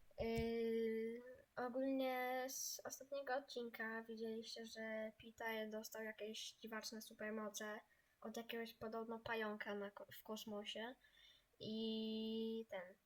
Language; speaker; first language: Polish; native; Polish